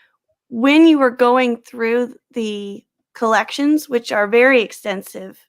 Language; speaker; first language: English; native; English